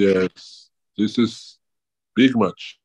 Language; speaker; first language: English; non-native, learner; Georgian